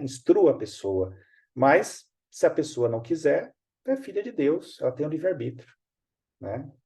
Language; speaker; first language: Portuguese; native; Portuguese